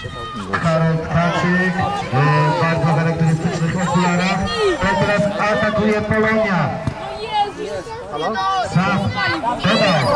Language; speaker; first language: Polish; native; Polish